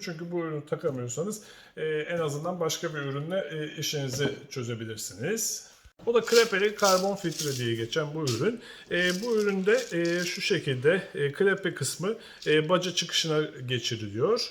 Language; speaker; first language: Turkish; native; Turkish